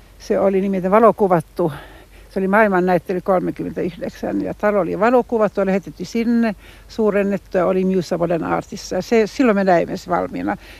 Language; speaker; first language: Finnish; non-native, local second language; Swedish